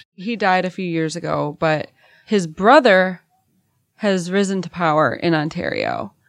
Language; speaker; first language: English; native; English